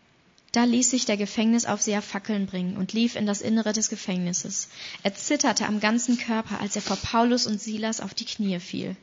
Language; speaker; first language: German; native; German